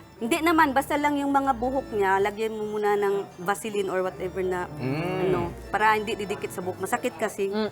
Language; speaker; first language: Filipino; non-native, local second language; Cebuano